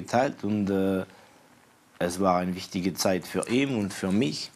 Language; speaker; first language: German; non-native, fluent; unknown